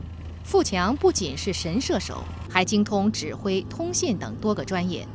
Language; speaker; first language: Chinese; native; Chinese